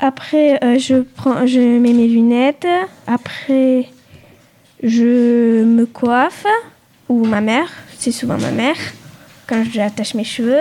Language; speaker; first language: French; native; French